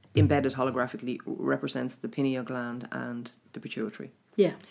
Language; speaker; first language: English; native; English